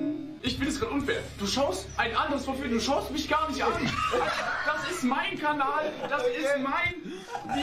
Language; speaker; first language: German; native; German